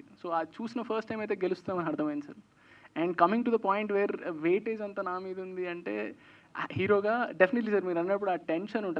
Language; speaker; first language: Telugu; native; Telugu